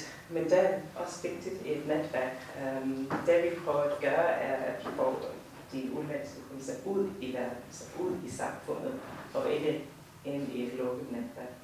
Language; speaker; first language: Danish; non-native, fluent; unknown